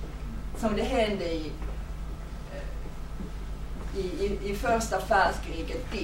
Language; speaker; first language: Swedish; non-native, fluent; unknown